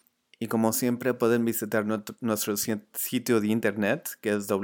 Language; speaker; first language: Spanish; early bilingual, other home language; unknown